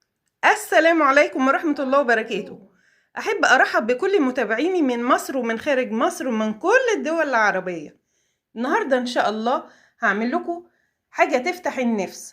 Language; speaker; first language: Arabic; native; Arabic